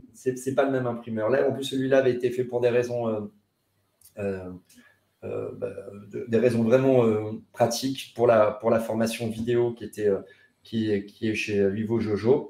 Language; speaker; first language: French; native; French